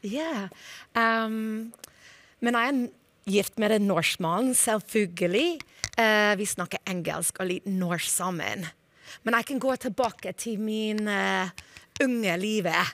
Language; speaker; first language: Norwegian; non-native, learner; English